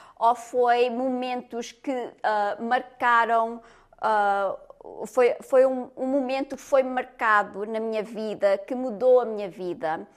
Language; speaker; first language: Portuguese; early bilingual, heritage; Portuguese